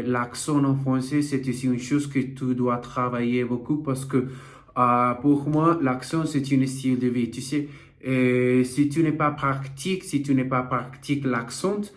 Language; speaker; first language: French; non-native, learner; Portuguese